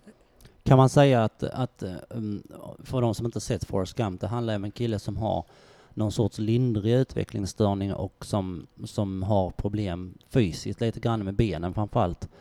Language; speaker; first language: Swedish; native; Swedish